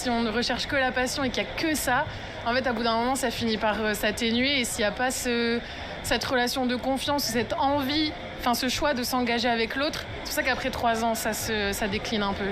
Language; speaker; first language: French; native; French